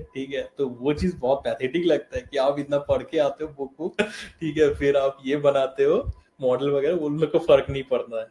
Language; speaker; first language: Hindi; non-native, local second language; Bangla